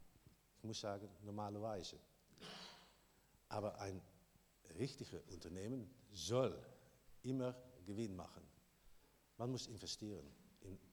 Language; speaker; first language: German; non-native, learner; Dutch